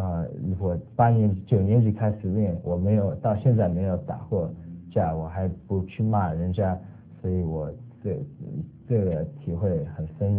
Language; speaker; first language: Chinese; early bilingual, other home language; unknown